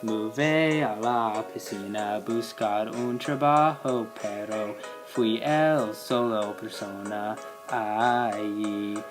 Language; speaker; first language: Spanish; non-native, learner; English